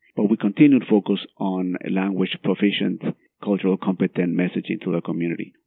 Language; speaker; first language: English; non-native, fluent; Spanish